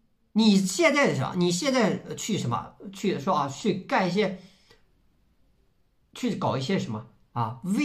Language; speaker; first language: Chinese; native; Chinese